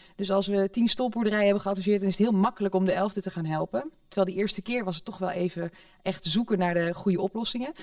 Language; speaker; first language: Dutch; native; Dutch